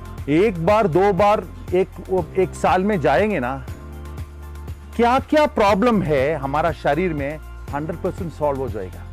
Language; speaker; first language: Hindi; non-native, local second language; Tamil